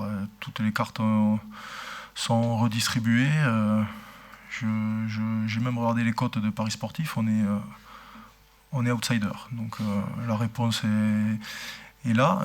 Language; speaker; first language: French; native; French